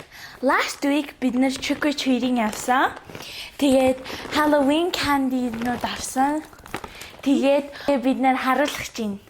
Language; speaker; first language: Mongolian; early bilingual, heritage; Mongolian